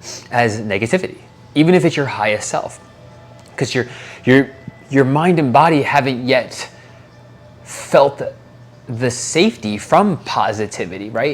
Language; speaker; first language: English; native; English